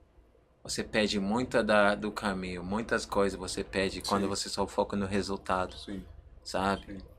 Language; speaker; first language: Portuguese; non-native, learner; English